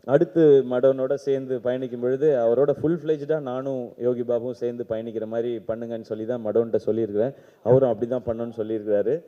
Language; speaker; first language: Tamil; native; Tamil